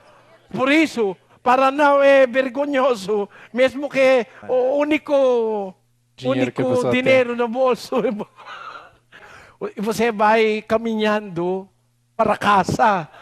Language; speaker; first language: Portuguese; non-native, learner; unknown